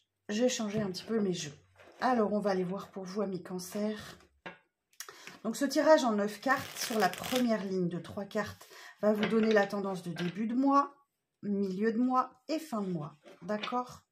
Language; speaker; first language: French; native; French